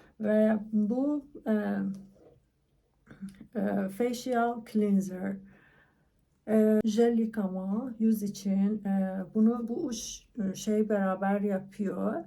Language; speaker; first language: Turkish; non-native, learner; Persian